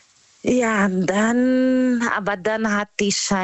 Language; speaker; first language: German; non-native, fluent; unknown